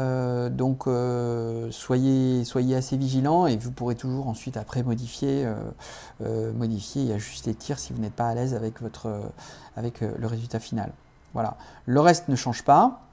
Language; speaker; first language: French; native; French